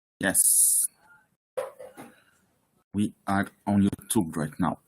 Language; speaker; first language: English; non-native, fluent; Portuguese